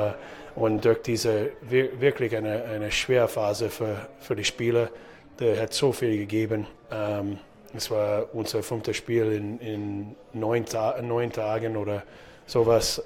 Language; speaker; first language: German; non-native, fluent; English